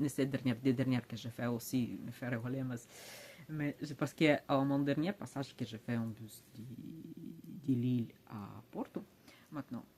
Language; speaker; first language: French; non-native, learner; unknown